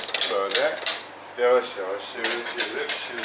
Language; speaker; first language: Turkish; native; Turkish